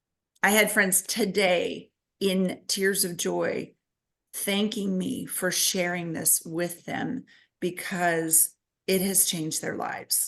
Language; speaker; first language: English; native; English